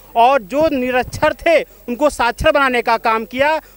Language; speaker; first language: Hindi; native; Hindi